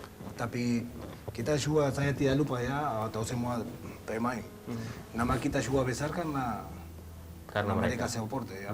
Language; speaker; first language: Indonesian; non-native, learner; Spanish